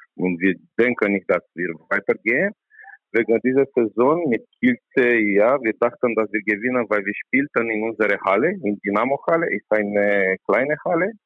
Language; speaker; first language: German; non-native, learner; Romanian